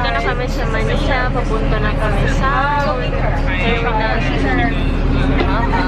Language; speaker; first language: Filipino; early bilingual, heritage; Filipino